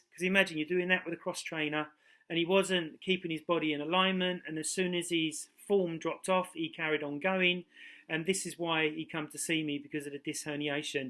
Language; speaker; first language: English; native; English